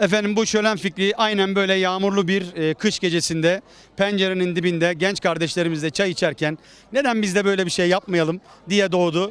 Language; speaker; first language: Turkish; native; Turkish